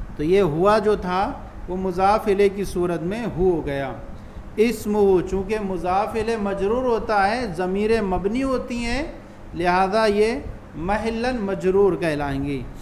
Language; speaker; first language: Urdu; native; Urdu